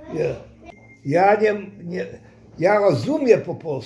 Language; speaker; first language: Polish; non-native, local second language; Yiddish